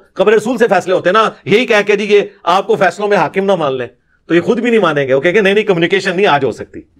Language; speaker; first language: Urdu; non-native, local second language; Punjabi